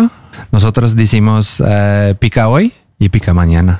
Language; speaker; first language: Spanish; non-native, learner; Norwegian